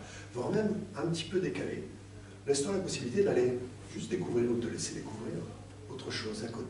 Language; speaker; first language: French; native; French